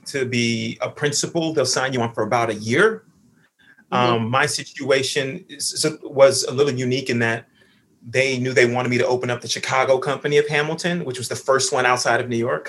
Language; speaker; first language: English; native; English